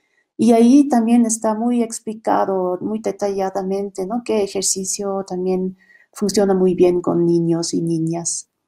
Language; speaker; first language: Spanish; non-native, fluent; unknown